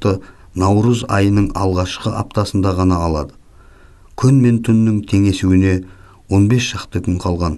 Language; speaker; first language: Kazakh; native; Kazakh